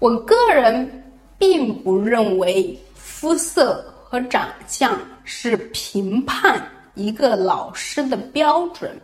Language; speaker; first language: Chinese; native; Chinese